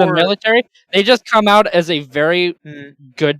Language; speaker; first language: English; native; English